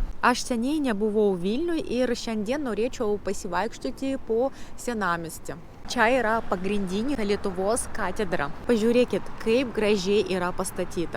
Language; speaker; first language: Lithuanian; non-native, learner; Russian